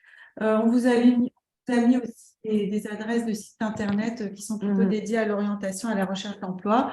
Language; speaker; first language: French; native; French